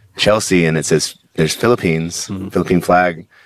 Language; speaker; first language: English; native; English